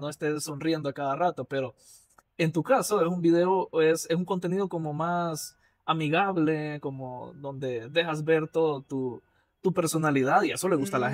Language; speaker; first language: Spanish; native; Spanish